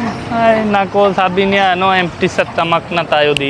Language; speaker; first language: Filipino; non-native, learner; Punjabi